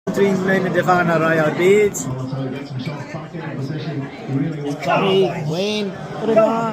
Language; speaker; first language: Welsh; non-native, learner; English